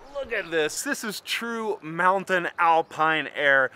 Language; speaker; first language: English; native; English